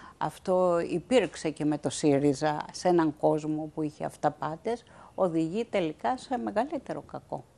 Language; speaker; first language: Greek; native; Greek